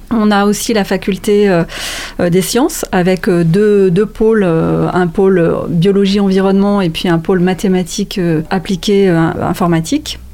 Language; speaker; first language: French; native; French